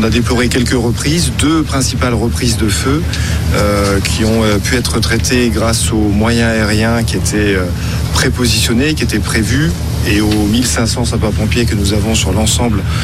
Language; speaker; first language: French; native; French